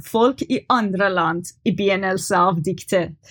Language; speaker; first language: Norwegian; non-native, learner; Persian